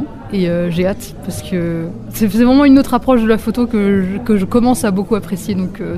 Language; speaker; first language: French; native; French